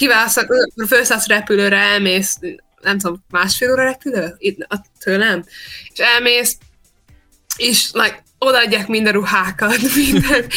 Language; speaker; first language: Hungarian; early bilingual, heritage; Hungarian